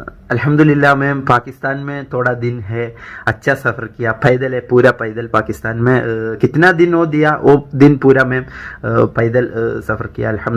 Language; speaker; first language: Hindi; non-native, local second language; Malayalam